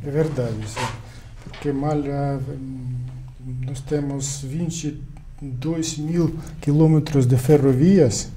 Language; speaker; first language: Portuguese; non-native, learner; Ukrainian